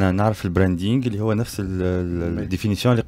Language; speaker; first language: Arabic; native; Arabic